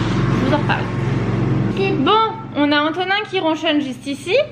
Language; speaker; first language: French; native; French